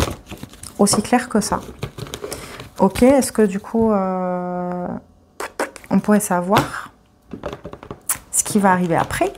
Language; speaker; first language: French; native; French